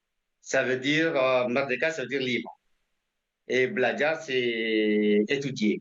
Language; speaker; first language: French; non-native, fluent; Indonesian